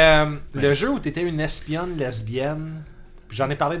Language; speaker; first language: French; native; French